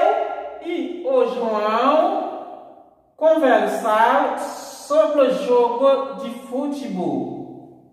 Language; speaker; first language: Portuguese; non-native, learner; Haitian Creole